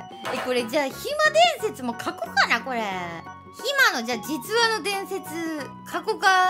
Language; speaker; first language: Japanese; native; Japanese